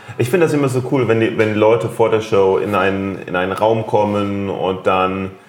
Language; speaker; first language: German; native; German